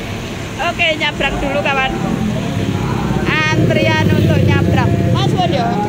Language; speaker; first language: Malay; non-native, local second language; Javanese